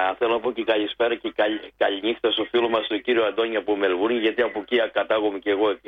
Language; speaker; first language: Greek; early bilingual, heritage; Greek